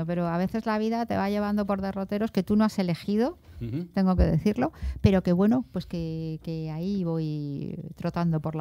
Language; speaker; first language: Spanish; native; Spanish